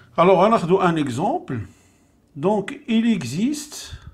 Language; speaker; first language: French; non-native, local second language; Arabic